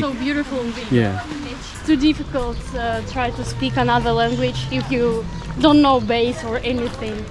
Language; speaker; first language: English; non-native, learner; Russian